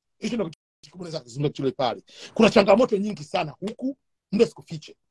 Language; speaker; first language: Swahili; native; Swahili